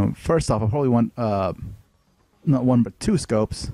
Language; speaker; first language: English; native; English